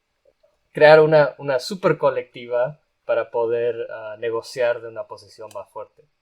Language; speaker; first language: Spanish; non-native, fluent; English